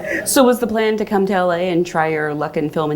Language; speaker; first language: English; native; English